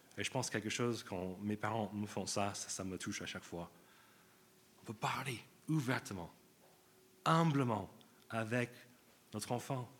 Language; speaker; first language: French; non-native, fluent; English